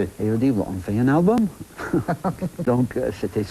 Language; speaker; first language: French; non-native, fluent; English